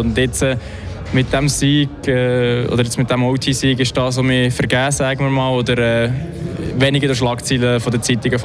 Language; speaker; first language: German; native; German